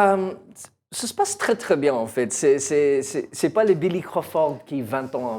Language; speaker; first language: French; non-native, learner; English